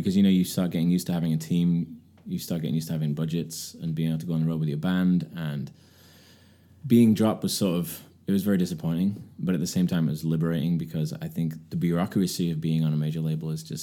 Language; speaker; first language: English; native; English